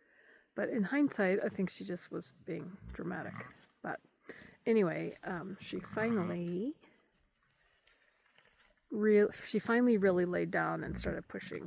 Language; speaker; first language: English; native; English